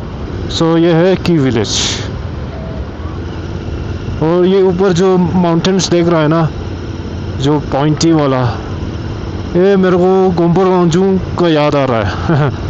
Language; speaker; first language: Hindi; non-native, local second language; Tibetan